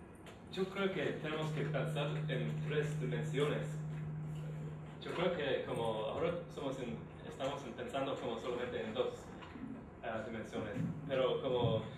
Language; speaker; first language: Spanish; non-native, learner; English